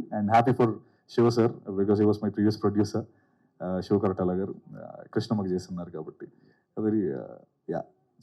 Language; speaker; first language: Telugu; native; Telugu